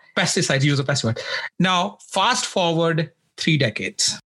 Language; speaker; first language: English; non-native, local second language; Punjabi